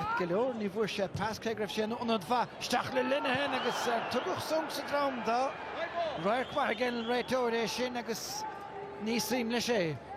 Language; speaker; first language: Irish; native; Irish